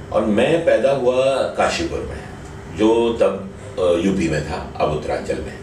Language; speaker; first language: Hindi; native; Hindi